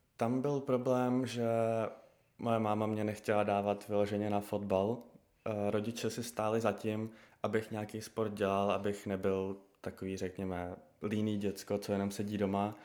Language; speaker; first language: Czech; early bilingual, other home language; Russian